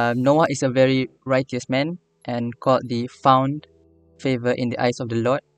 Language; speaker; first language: English; non-native, local second language; Malay